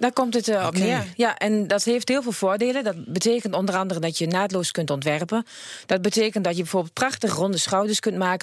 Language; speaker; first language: Dutch; native; Dutch